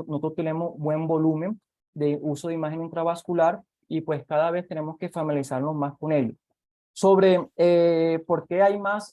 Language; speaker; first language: Spanish; native; Spanish